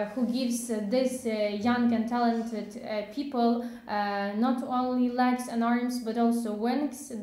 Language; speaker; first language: English; non-native, fluent; Ukrainian